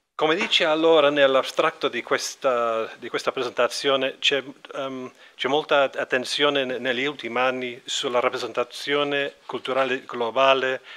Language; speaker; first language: Italian; non-native, learner; English